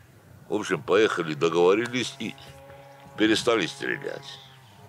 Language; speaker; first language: Russian; non-native, local second language; Armenian